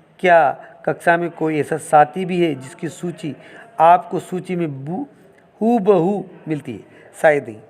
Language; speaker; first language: Hindi; native; Hindi